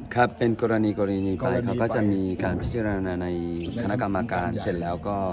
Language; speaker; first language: Thai; non-native, local second language; Akha